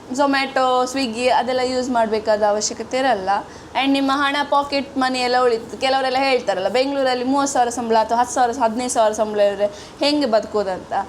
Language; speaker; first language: Kannada; native; Kannada